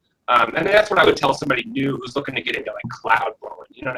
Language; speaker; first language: English; native; English